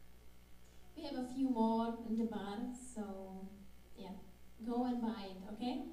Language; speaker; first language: English; non-native, fluent; Czech